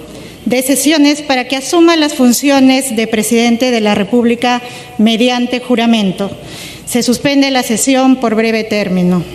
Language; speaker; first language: Spanish; native; Spanish